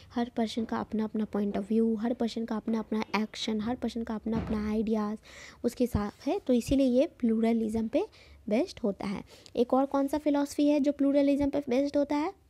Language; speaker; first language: Hindi; native; Hindi